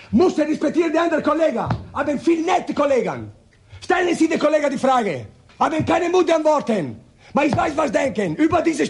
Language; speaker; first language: German; non-native, learner; Italian